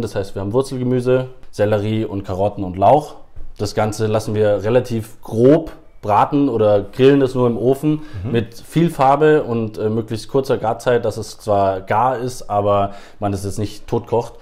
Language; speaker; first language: German; native; German